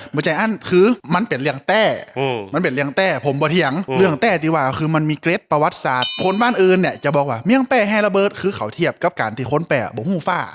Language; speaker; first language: Thai; native; Thai